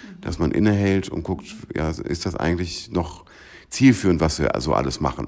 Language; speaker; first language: German; native; German